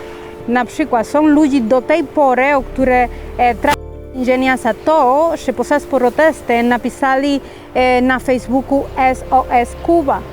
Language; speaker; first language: Polish; non-native, fluent; Spanish